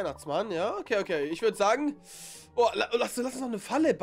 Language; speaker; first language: German; native; German